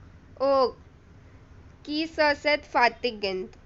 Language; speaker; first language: French; non-native, learner; Hindi